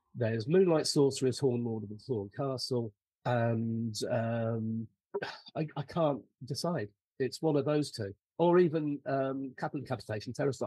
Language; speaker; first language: English; native; English